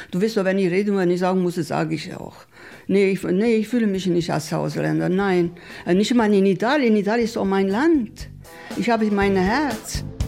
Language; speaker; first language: German; non-native, fluent; Italian